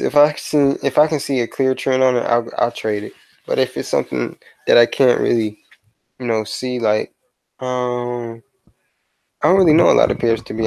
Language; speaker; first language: English; native; English